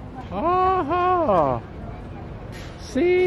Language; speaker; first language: Spanish; non-native, learner; English